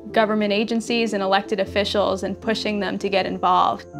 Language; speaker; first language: English; native; English